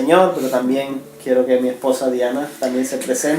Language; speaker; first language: Spanish; native; Spanish